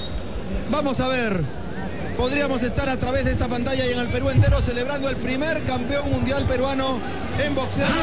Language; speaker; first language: Spanish; native; Spanish